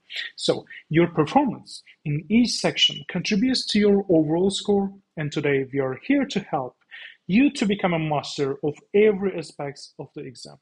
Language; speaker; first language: English; non-native, fluent; Turkish